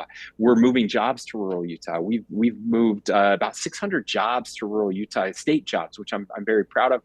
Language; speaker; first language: English; native; English